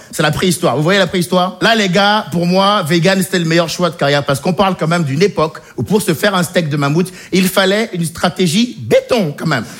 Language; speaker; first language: French; native; French